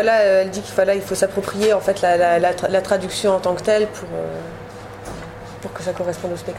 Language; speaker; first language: French; native; French